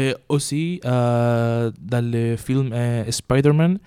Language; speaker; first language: French; non-native, learner; Spanish